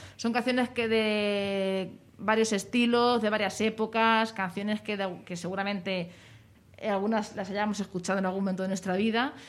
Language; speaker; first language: Spanish; native; Spanish